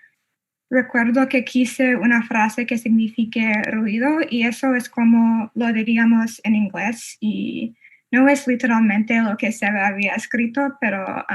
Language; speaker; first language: Spanish; non-native, fluent; English